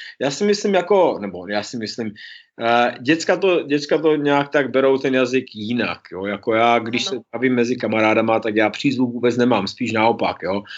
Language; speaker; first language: Czech; early bilingual, heritage; Czech